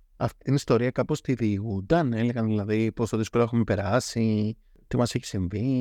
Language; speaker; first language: Greek; native; Greek